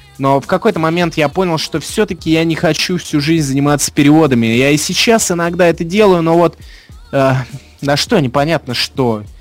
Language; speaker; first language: Russian; non-native, fluent; English